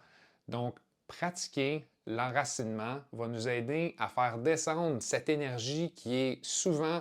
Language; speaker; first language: French; native; French